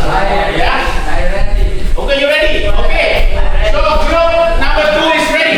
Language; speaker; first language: English; non-native, fluent; Indonesian